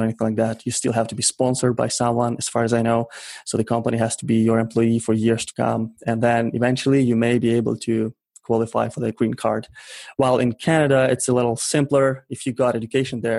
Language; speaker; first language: English; non-native, fluent; Ukrainian